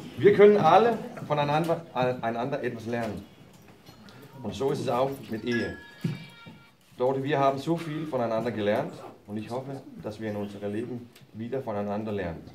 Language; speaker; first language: German; non-native, learner; Danish